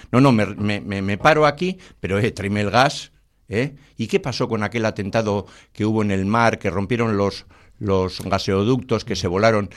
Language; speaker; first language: Spanish; native; Spanish